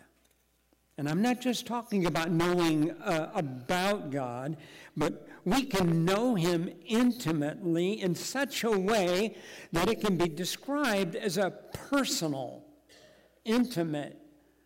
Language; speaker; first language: English; native; English